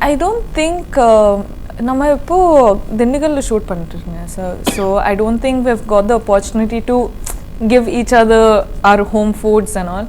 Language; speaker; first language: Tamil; non-native, learner; Kannada